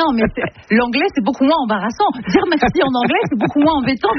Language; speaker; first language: French; native; French